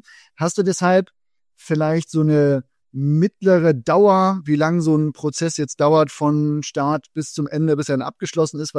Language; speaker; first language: German; native; German